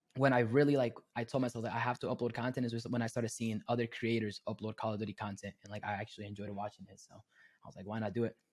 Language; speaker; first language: English; early bilingual, other home language; Spanish